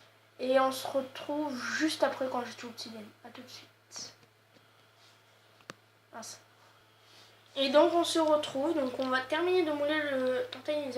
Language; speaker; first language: French; native; French